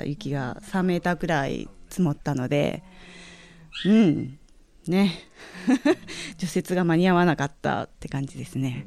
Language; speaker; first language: Japanese; native; Japanese